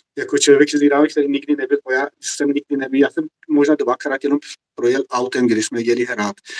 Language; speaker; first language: Czech; non-native, fluent; Persian